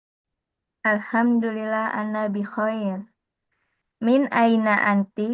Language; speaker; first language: Arabic; non-native, learner; Indonesian